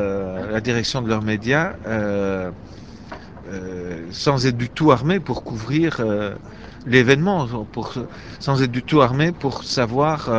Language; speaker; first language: French; native; French